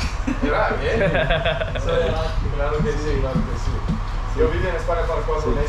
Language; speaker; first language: Spanish; non-native, learner; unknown